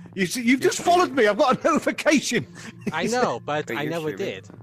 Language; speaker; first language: English; non-native, fluent; Polish